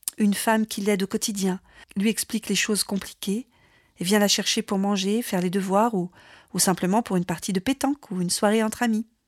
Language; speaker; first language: French; native; French